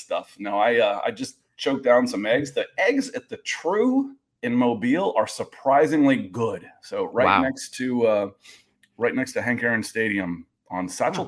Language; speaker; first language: English; native; English